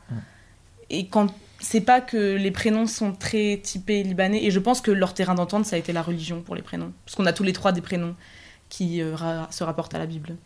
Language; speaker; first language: French; native; French